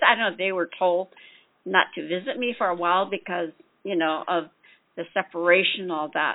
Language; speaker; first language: English; early bilingual, other home language; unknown